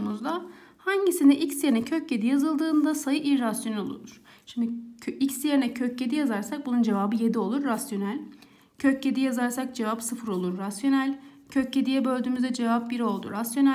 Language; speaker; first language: Turkish; native; Turkish